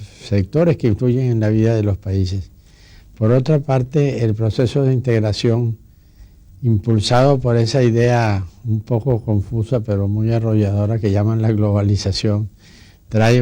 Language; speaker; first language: Spanish; native; Spanish